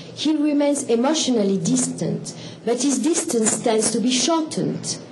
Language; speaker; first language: English; non-native, fluent; French